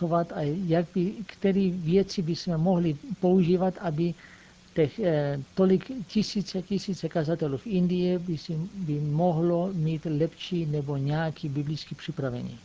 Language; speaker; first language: Czech; non-native, fluent; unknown